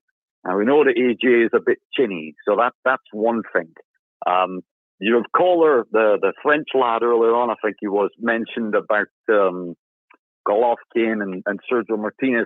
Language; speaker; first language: English; native; English